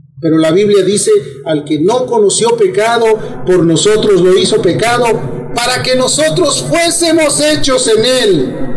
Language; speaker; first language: Spanish; native; Spanish